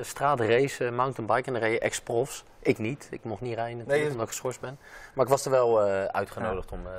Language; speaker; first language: Dutch; native; Dutch